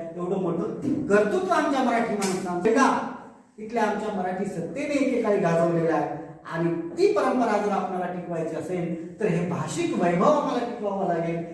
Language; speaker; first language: Marathi; native; Marathi